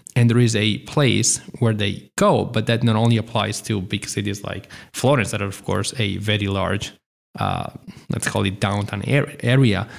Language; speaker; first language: English; non-native, fluent; Italian